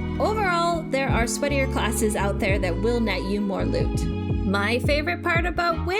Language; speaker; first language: English; native; English